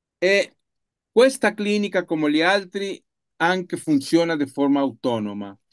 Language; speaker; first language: Italian; non-native, learner; Spanish